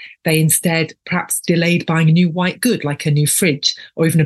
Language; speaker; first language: English; native; English